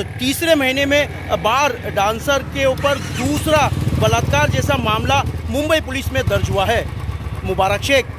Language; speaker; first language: Hindi; native; Hindi